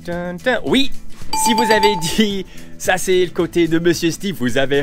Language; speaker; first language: French; non-native, local second language; English